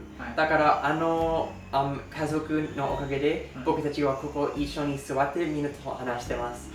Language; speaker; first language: Japanese; non-native, learner; English